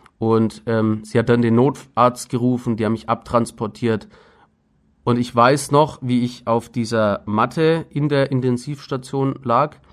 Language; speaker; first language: German; native; German